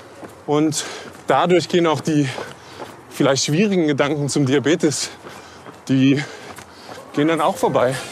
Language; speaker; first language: German; native; German